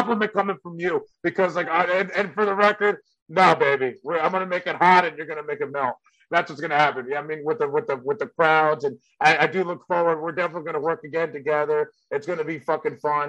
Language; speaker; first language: English; early bilingual, other home language; Spanish